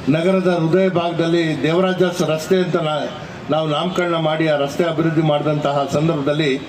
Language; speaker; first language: Kannada; non-native, local second language; Urdu